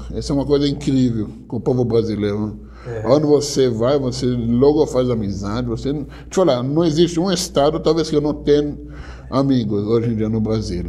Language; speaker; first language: Portuguese; non-native, fluent; Hebrew